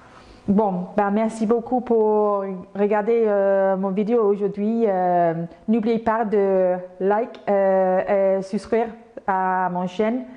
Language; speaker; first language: French; non-native, fluent; English